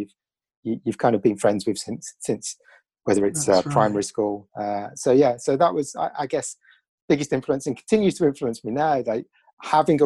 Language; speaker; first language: English; native; English